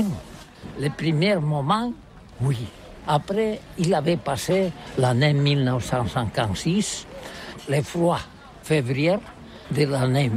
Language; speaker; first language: French; non-native, learner; Catalan